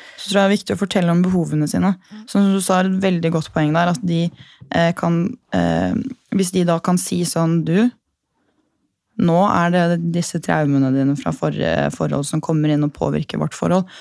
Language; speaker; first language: Norwegian; native; Norwegian